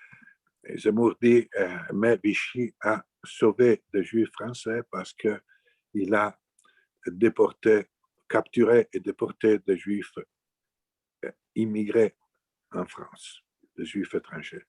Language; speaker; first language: French; non-native, fluent; Italian